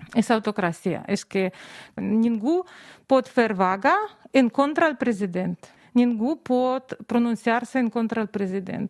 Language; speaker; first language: Catalan; non-native, fluent; Russian